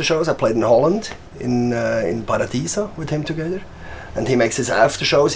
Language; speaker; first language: English; non-native, fluent; Swiss German